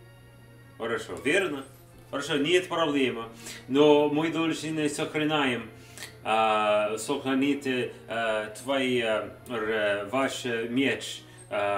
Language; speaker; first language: Russian; non-native, learner; English